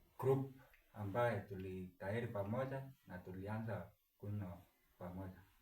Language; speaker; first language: Swahili; non-native, local second language; Kalenjin